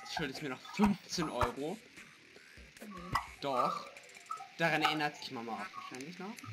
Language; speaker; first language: German; native; German